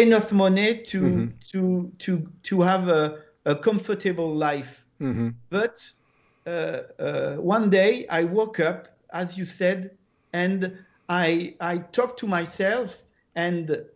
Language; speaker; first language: English; non-native, learner; French